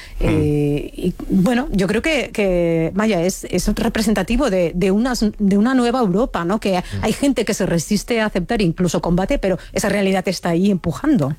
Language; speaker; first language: Spanish; native; Spanish